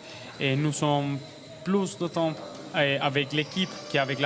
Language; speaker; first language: French; non-native, learner; Spanish